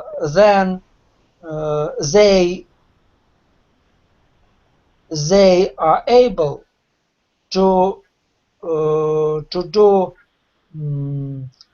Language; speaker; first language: English; non-native, learner; Russian